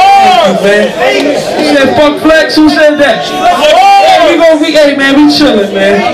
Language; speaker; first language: English; native; English